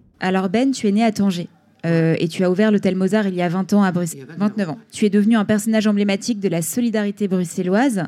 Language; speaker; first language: French; native; French